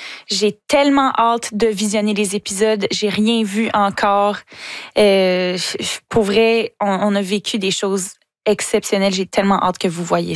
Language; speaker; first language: French; native; French